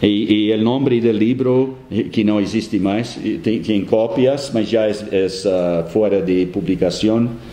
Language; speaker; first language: Spanish; non-native, fluent; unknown